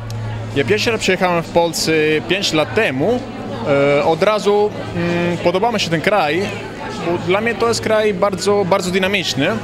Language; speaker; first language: Polish; non-native, fluent; Italian